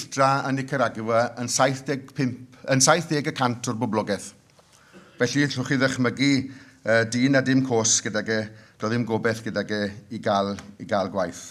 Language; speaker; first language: Welsh; native; Welsh